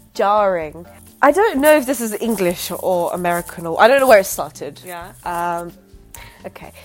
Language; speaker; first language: English; native; English